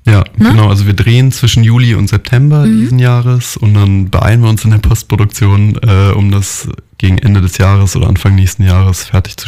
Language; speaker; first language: German; native; German